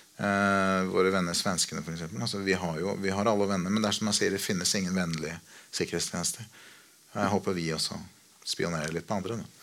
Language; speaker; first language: Norwegian; native; Norwegian